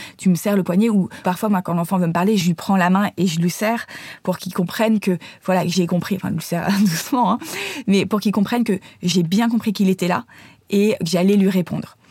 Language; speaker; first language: French; native; French